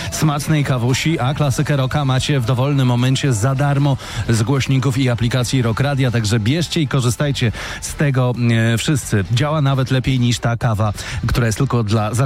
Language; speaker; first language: Polish; native; Polish